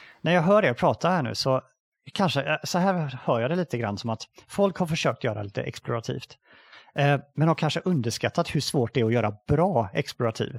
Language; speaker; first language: Swedish; native; Swedish